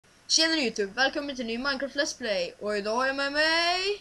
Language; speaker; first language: Swedish; native; Swedish